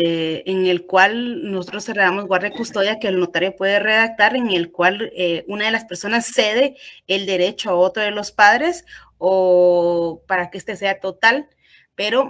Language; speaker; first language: Spanish; native; Spanish